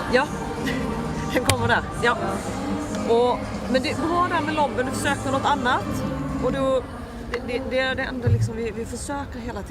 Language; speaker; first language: Swedish; native; Swedish